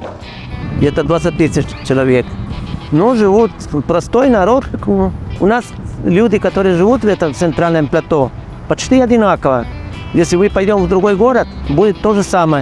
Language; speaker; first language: Russian; non-native, fluent; Spanish